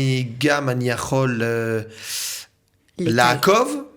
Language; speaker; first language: Hebrew; non-native, learner; French